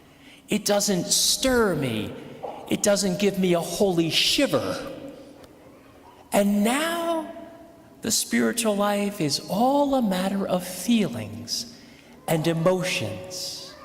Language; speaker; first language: English; native; English